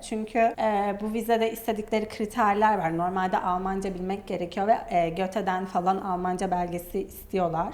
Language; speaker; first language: Turkish; native; Turkish